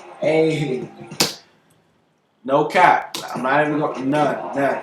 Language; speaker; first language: English; native; English